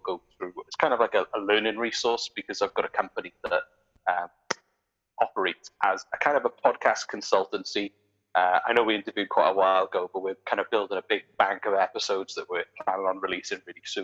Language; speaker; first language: English; native; English